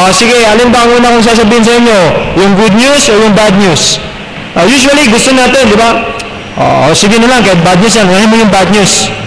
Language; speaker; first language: Filipino; non-native, local second language; Cebuano